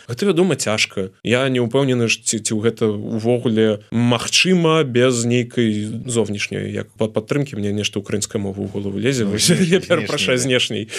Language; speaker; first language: Belarusian; non-native, local second language; Russian